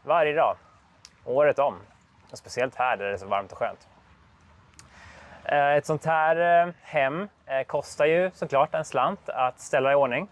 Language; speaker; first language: Swedish; native; Swedish